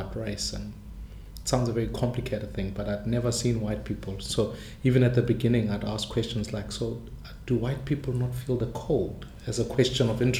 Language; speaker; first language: English; non-native, local second language; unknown